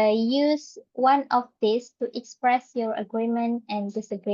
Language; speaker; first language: English; non-native, fluent; Indonesian